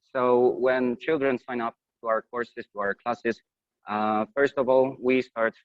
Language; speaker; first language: English; non-native, fluent; Polish